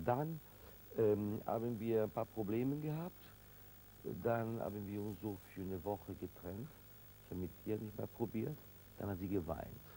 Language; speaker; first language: German; non-native, fluent; Italian